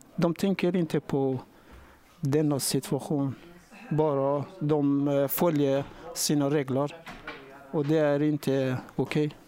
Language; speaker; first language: Swedish; non-native, learner; Persian